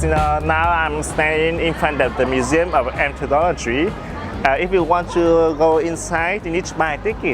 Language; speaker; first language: English; non-native, fluent; Vietnamese